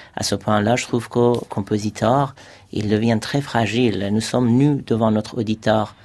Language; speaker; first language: French; non-native, fluent; Persian